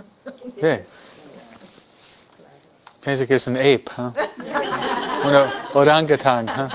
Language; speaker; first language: Spanish; non-native, fluent; English